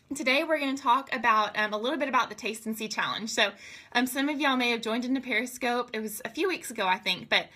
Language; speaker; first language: English; native; English